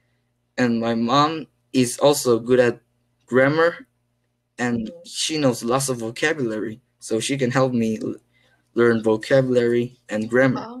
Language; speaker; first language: English; non-native, learner; Korean